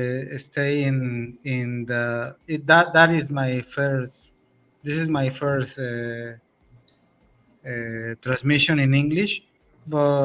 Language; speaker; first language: English; non-native, learner; Spanish